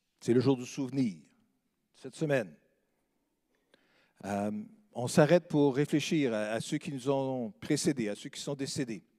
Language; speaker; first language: French; native; French